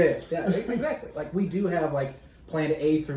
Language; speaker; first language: English; native; English